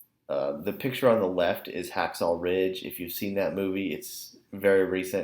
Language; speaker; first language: English; native; English